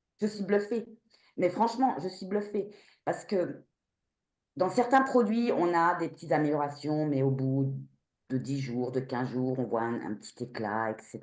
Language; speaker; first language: French; native; French